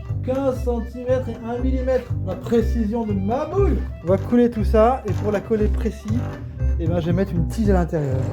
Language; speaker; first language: French; native; French